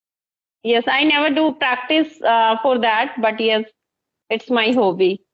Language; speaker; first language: English; non-native, local second language; Hindi